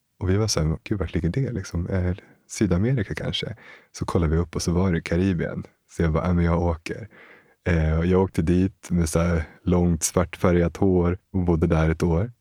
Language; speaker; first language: Swedish; native; Swedish